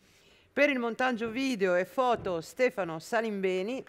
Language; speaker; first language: Italian; native; Italian